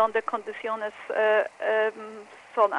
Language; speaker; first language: Spanish; non-native, fluent; Polish